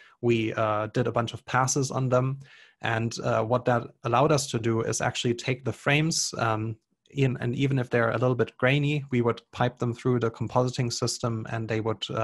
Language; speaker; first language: English; non-native, fluent; German